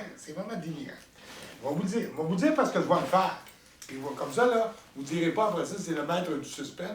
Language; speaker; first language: French; native; French